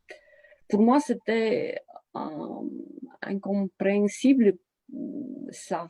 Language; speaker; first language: French; non-native, fluent; Romanian